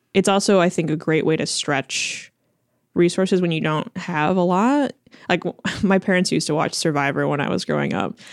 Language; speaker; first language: English; early bilingual, other home language; Chinese